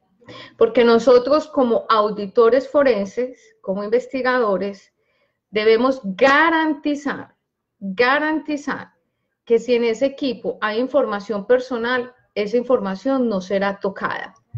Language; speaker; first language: Spanish; native; Spanish